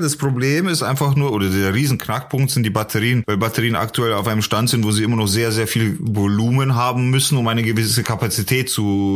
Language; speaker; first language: German; native; German